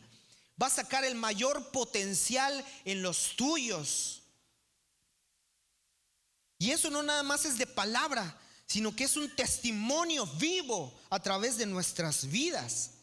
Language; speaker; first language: Spanish; native; Spanish